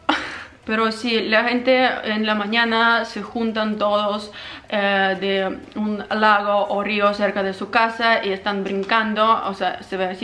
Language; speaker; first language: Spanish; non-native, fluent; Ukrainian